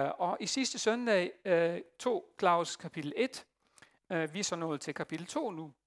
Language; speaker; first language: Danish; non-native, fluent; Dutch